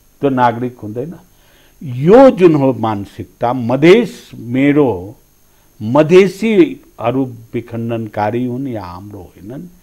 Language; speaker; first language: Nepali; non-native, local second language; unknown